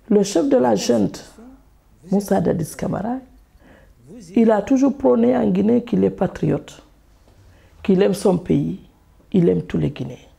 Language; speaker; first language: French; non-native, local second language; Fula